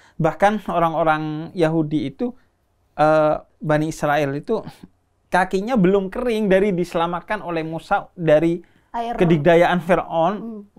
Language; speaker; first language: Indonesian; native; Indonesian